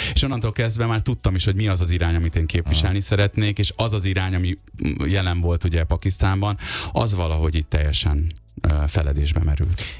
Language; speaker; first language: Hungarian; early bilingual, other home language; Urdu